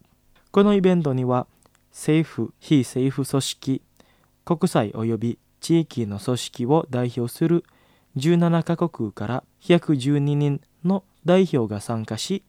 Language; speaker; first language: Japanese; non-native, fluent; Indonesian